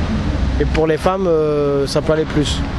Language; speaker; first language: French; native; French